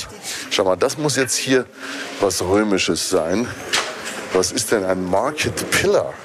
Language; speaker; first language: German; native; German